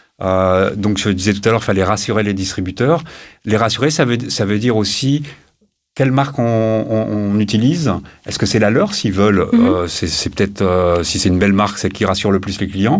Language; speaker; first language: French; native; French